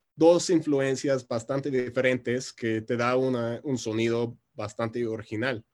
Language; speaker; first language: Spanish; non-native, fluent; English